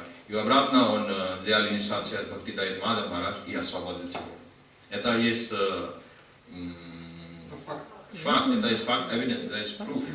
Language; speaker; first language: Russian; non-native, learner; Hindi